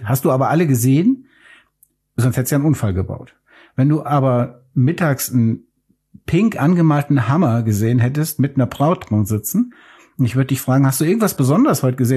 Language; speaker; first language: German; native; German